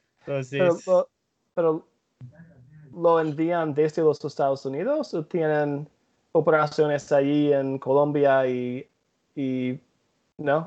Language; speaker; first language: Spanish; non-native, learner; English